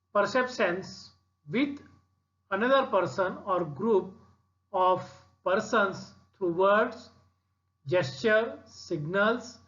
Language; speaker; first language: English; non-native, local second language; Marathi